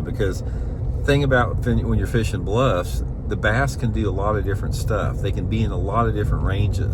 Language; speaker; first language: English; native; English